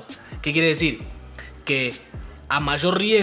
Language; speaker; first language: Spanish; native; Spanish